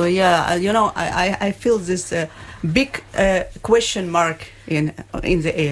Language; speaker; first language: English; non-native, fluent; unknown